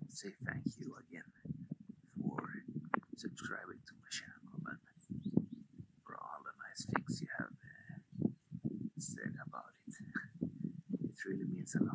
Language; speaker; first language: English; non-native, fluent; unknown